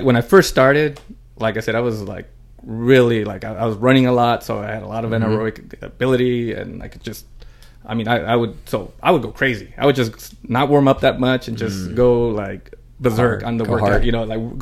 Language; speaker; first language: English; early bilingual, other home language; Spanish